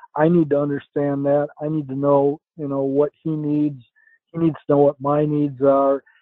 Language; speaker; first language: English; native; English